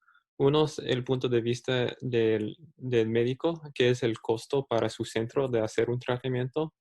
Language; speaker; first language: Spanish; early bilingual, heritage; Spanish